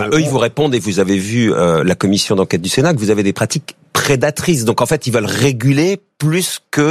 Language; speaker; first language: French; native; French